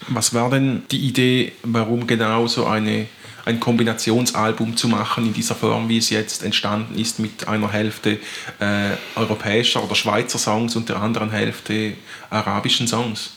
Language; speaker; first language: German; native; German